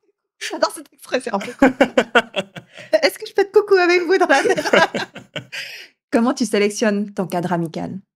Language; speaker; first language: French; native; French